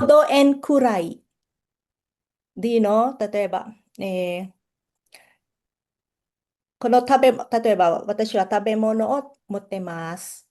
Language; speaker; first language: Japanese; non-native, fluent; Filipino